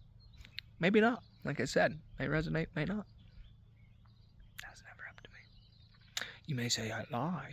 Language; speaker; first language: English; native; English